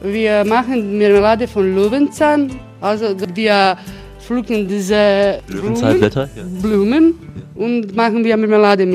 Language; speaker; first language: German; non-native, fluent; Croatian